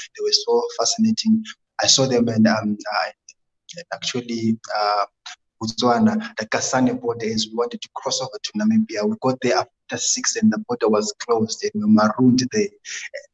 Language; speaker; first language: English; non-native, local second language; North Ndebele